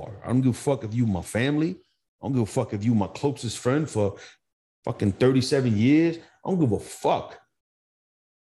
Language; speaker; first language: English; native; English